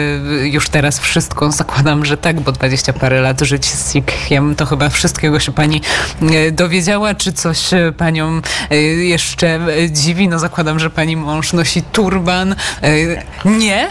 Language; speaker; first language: Polish; native; Polish